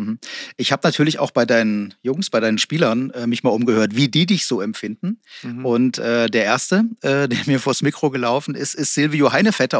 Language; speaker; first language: German; native; German